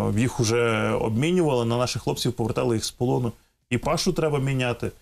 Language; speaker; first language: Ukrainian; native; Ukrainian